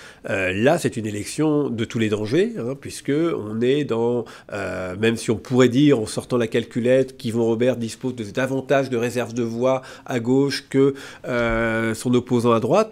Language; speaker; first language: French; native; French